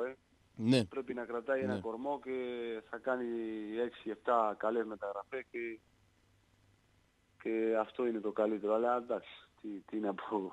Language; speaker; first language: Greek; non-native, learner; Spanish